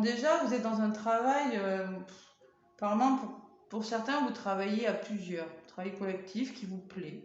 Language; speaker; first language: French; native; French